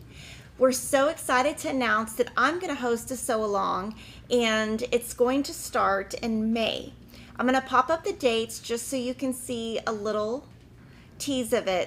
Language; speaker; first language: English; native; English